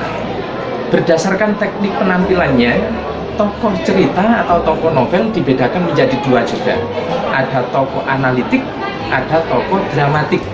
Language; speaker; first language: Indonesian; native; Indonesian